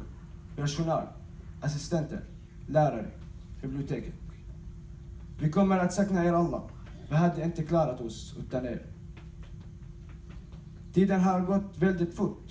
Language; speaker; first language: Swedish; non-native, learner; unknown